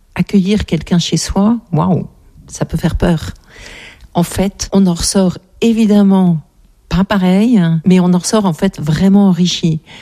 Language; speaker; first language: French; native; French